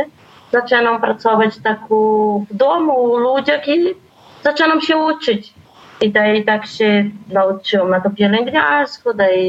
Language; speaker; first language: Polish; early bilingual, heritage; Polish